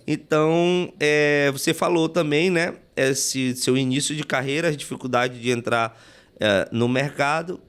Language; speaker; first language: Portuguese; native; Portuguese